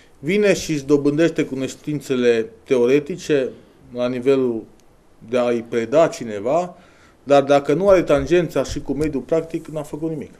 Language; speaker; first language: Romanian; native; Romanian